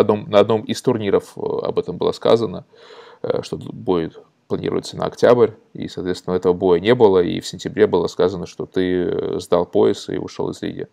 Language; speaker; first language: Russian; native; Russian